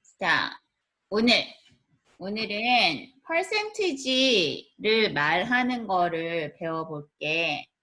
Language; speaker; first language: Korean; native; Korean